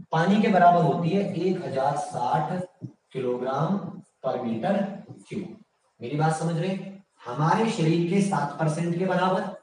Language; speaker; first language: Hindi; native; Hindi